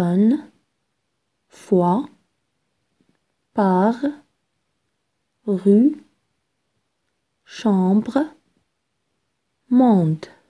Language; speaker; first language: French; non-native, local second language; Arabic